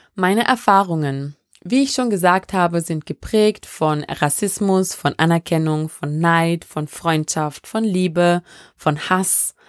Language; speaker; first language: German; early bilingual, other home language; French